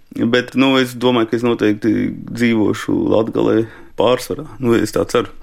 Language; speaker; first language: Latvian; native; Latvian